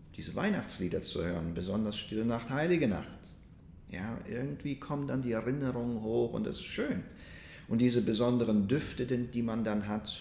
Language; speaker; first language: German; early bilingual, other home language; Russian